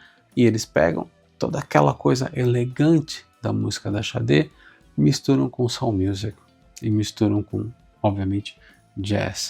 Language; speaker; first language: Portuguese; native; Portuguese